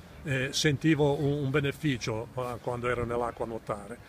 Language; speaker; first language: Italian; native; Italian